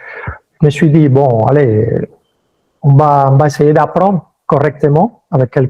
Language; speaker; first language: French; early bilingual, other home language; Spanish